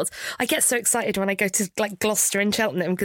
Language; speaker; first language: English; native; English